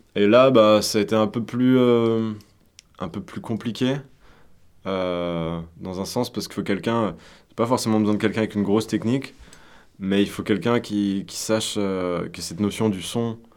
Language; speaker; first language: French; native; French